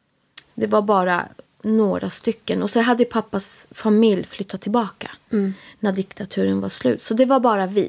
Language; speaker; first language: Swedish; native; Swedish